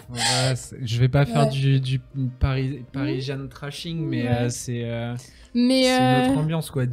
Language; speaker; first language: French; native; French